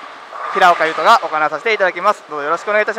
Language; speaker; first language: Japanese; native; Japanese